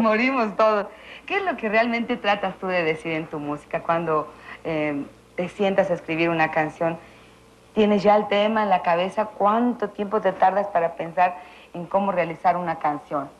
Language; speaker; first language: Spanish; native; Spanish